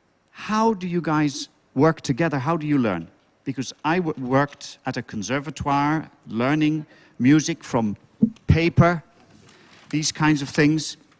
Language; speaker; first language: English; non-native, fluent; Dutch